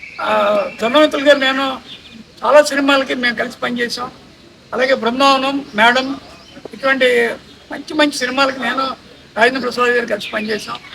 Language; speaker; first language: Telugu; native; Telugu